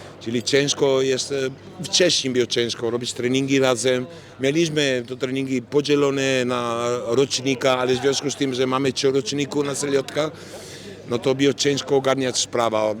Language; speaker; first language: Polish; non-native, fluent; Italian